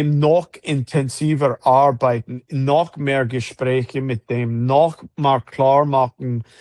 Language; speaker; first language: German; non-native, fluent; English